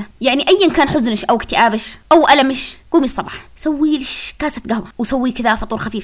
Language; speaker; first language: Arabic; native; Arabic